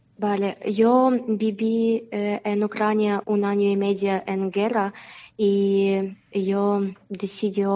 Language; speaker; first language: Spanish; non-native, learner; Ukrainian